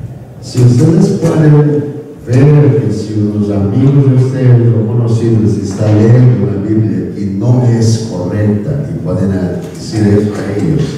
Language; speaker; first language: Spanish; non-native, learner; Korean